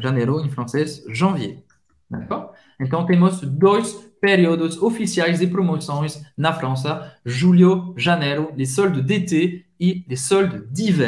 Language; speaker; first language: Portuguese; non-native, fluent; French